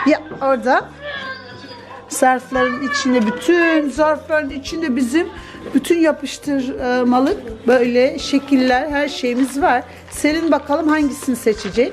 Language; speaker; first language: Turkish; early bilingual, heritage; Turkish